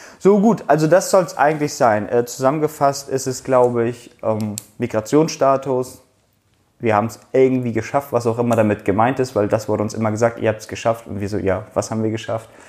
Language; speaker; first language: German; early bilingual, other home language; Turkish